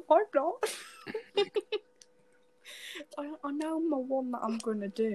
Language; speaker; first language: English; native; English